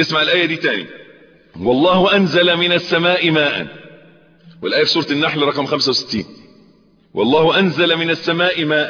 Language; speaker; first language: Arabic; native; Arabic